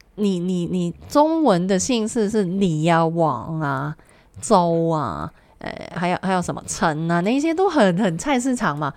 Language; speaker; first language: Chinese; non-native, local second language; Cantonese